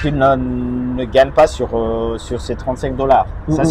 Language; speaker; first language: French; non-native, fluent; Chinese